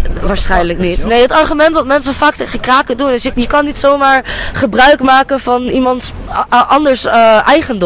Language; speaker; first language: Dutch; native; Dutch